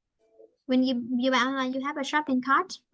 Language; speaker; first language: English; non-native, fluent; Vietnamese